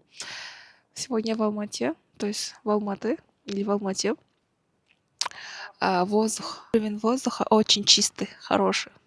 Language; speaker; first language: Russian; non-native, local second language; Kazakh